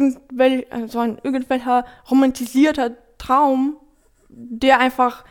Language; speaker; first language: German; non-native, fluent; Ukrainian